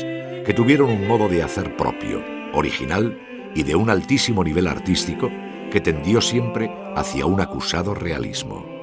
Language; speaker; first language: Spanish; native; Spanish